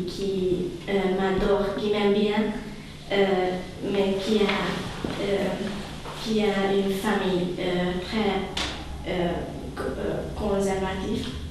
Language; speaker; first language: French; non-native, learner; Hungarian